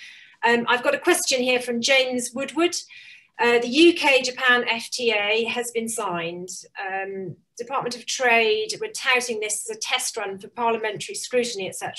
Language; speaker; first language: English; native; English